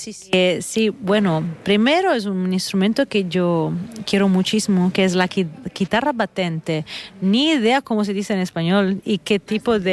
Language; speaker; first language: Spanish; non-native, fluent; Italian